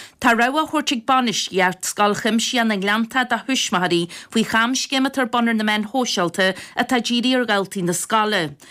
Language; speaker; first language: Irish; native; Irish